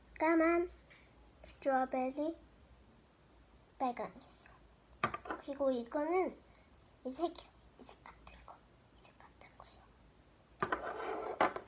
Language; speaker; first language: Korean; early bilingual, heritage; Korean